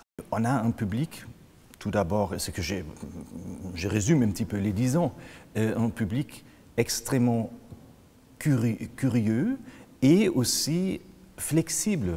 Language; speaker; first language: French; non-native, fluent; German